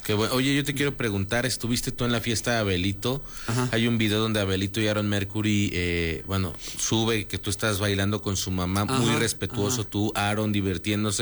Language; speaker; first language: Spanish; native; Spanish